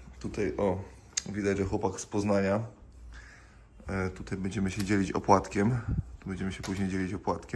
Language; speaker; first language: Polish; native; Polish